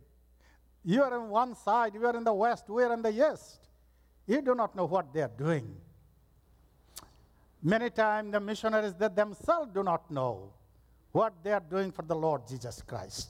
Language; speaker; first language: English; non-native, local second language; Bangla